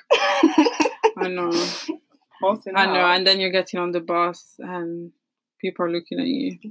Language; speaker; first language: English; non-native, fluent; Italian